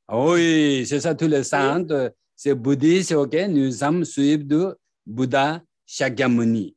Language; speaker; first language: French; non-native, learner; Tibetan